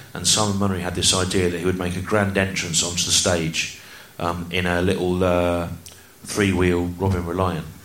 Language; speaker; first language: English; native; English